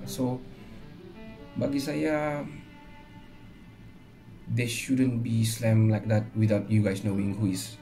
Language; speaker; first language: English; non-native, local second language; Malay